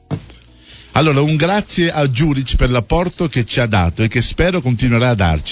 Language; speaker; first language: Italian; native; Italian